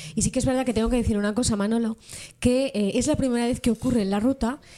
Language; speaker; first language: Spanish; native; Spanish